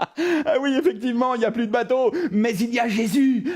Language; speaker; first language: French; native; French